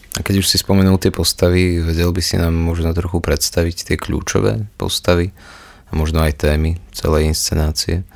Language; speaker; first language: Slovak; native; Slovak